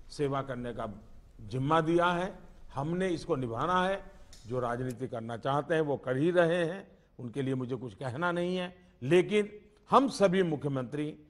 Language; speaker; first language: Hindi; non-native, local second language; Gujarati